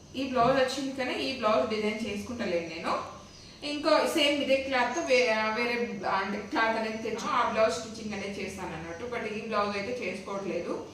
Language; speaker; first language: Telugu; native; Telugu